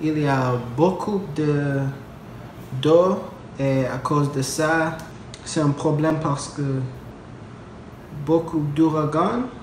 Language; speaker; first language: French; non-native, learner; English